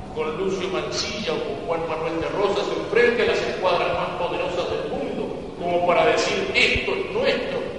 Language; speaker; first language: Spanish; native; Spanish